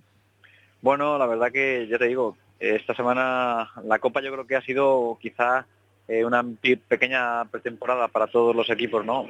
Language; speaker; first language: Spanish; native; Spanish